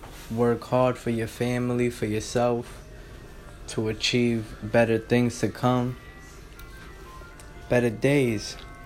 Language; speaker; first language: English; early bilingual, other home language; Spanish